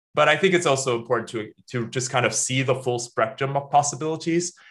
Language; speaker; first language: English; native; English